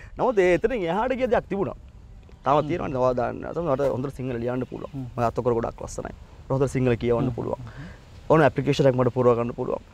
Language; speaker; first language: Sinhala; non-native, local second language; Tamil